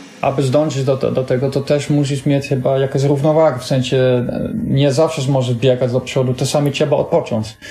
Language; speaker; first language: Polish; non-native, learner; Dutch